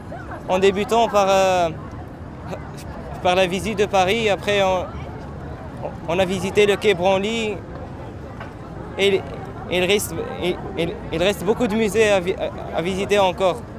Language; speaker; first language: French; non-native, local second language; Arabic